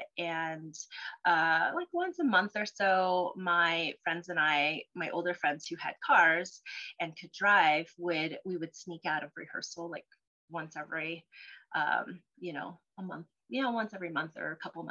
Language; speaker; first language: English; early bilingual, other home language; Cantonese